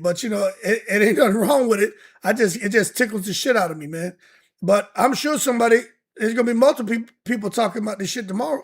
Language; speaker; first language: English; native; English